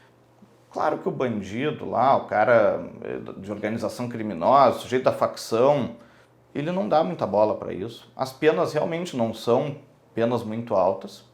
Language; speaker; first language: Portuguese; native; Portuguese